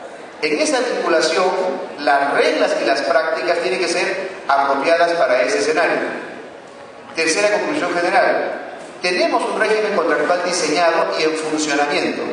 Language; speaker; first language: Spanish; native; Spanish